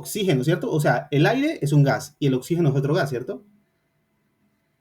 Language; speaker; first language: Spanish; native; Spanish